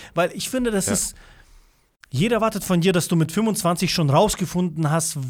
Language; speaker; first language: German; non-native, fluent; Russian